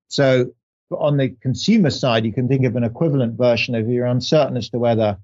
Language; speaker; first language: English; native; English